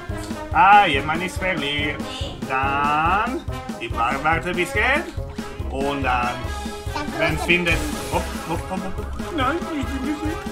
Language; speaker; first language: German; non-native, learner; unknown